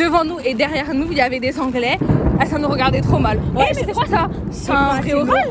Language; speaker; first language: French; native; French